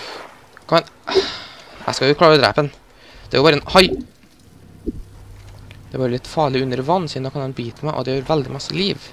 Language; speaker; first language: Norwegian; native; Norwegian